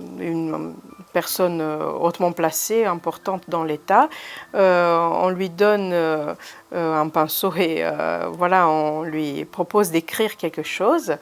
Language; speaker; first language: French; early bilingual, other home language; Romanian